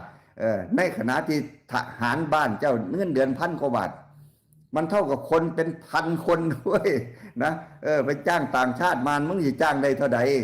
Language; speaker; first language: Thai; non-native, local second language; Lao